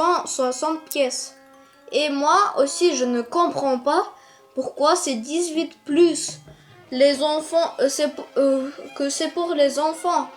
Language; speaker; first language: French; non-native, learner; Russian